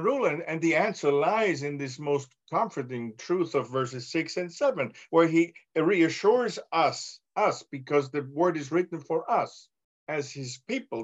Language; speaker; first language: English; non-native, fluent; German